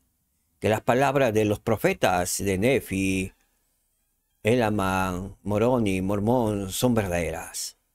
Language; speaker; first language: Spanish; native; Spanish